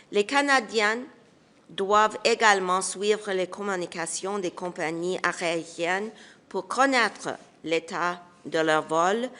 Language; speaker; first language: French; non-native, local second language; English